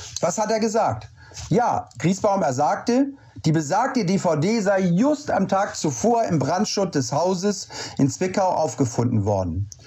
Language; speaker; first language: German; native; German